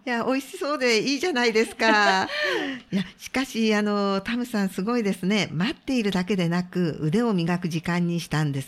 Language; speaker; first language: Japanese; native; Japanese